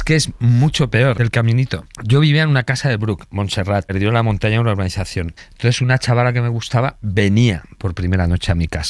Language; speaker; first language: Spanish; native; Spanish